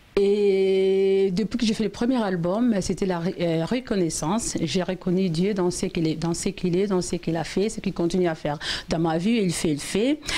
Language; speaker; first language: French; non-native, local second language; Lingala